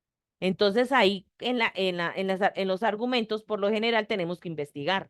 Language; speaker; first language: Spanish; native; Spanish